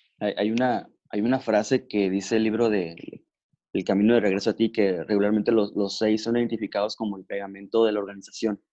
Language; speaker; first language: Spanish; native; Spanish